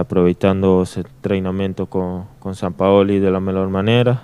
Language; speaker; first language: Portuguese; non-native, learner; Spanish